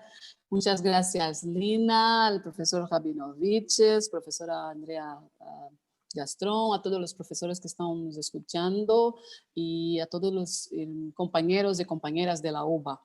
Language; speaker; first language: Spanish; non-native, learner; Portuguese